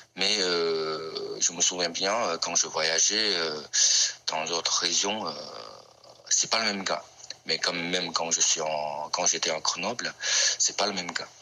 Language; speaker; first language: French; non-native, fluent; Chinese